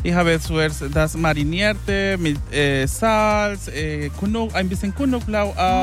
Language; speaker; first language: German; non-native, fluent; Spanish